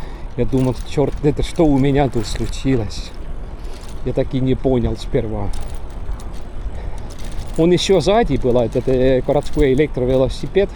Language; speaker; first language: Russian; non-native, local second language; Estonian